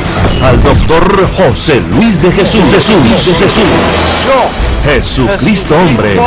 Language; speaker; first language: Spanish; native; Spanish